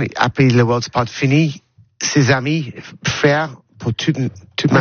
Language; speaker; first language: French; non-native, learner; English